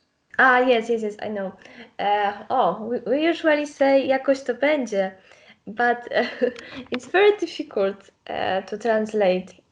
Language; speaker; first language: English; non-native, learner; Polish